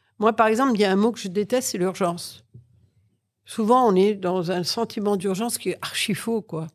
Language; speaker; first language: French; early bilingual, other home language; Catalan